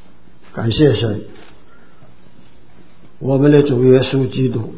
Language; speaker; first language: Chinese; native; Chinese